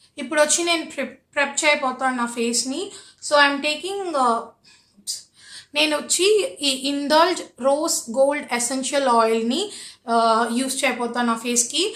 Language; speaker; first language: Telugu; native; Telugu